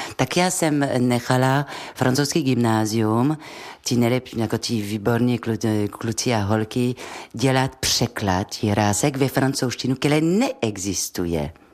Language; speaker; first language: Czech; non-native, fluent; French